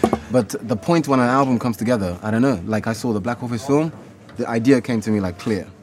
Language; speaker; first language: English; non-native, local second language; Yoruba